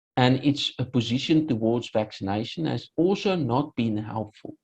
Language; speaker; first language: English; non-native, local second language; Afrikaans